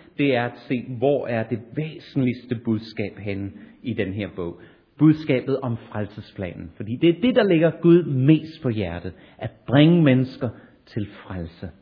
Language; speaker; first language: Danish; non-native, fluent; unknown